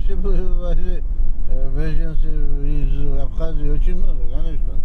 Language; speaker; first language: Russian; non-native, fluent; Georgian